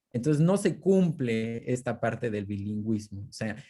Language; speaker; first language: Spanish; non-native, local second language; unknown